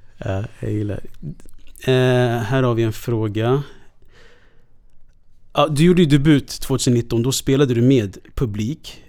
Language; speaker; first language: Swedish; native; Swedish